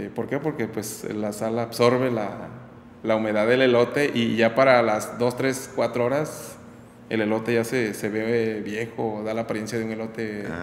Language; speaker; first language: Spanish; native; Spanish